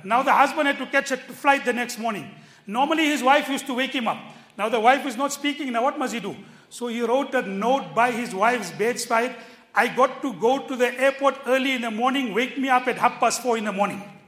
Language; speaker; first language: English; early bilingual, other home language; Urdu